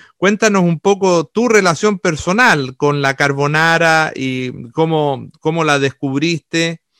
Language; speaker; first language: Spanish; native; Spanish